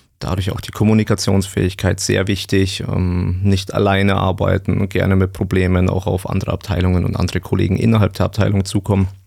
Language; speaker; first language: German; native; German